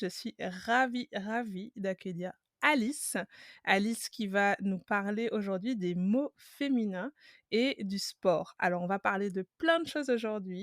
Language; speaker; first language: French; native; French